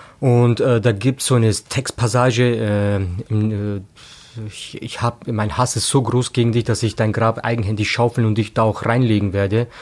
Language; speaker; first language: German; early bilingual, other home language; Turkish